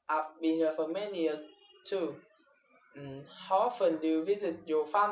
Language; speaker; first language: English; non-native, learner; Vietnamese